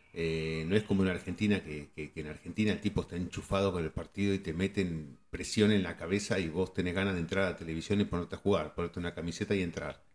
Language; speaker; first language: Spanish; native; Spanish